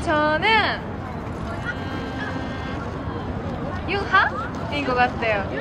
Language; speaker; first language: Korean; non-native, learner; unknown